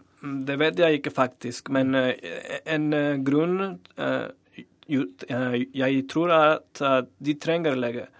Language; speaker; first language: Norwegian; non-native, learner; Spanish